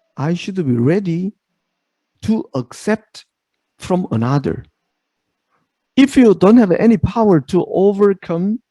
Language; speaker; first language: English; non-native, fluent; Korean